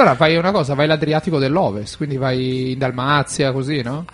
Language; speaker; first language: Italian; native; Italian